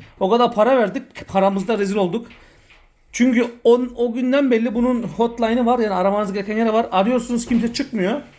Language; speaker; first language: Turkish; early bilingual, heritage; Turkish